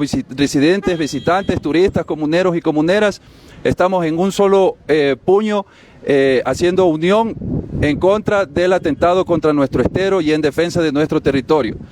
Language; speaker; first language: Spanish; native; Spanish